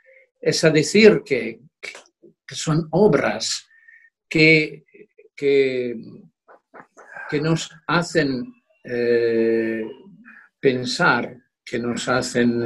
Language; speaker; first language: Spanish; non-native, fluent; Italian